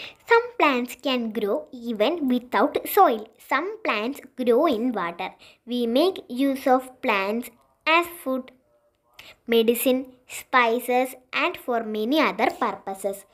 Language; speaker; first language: English; non-native, local second language; Malayalam